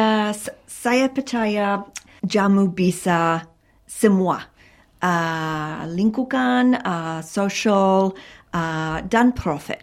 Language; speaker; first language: Indonesian; non-native, fluent; English